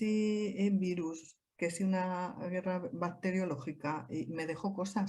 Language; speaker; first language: Spanish; native; Spanish